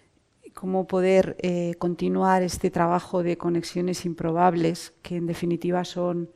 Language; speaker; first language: Spanish; native; Spanish